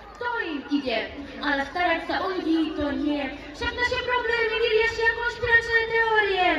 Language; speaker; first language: Slovak; non-native, local second language; Hungarian